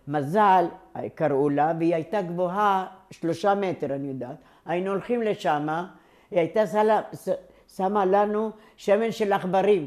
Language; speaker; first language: Hebrew; non-native, local second language; Ladino